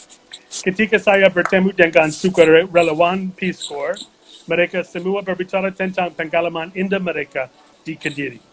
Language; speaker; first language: Indonesian; non-native, fluent; English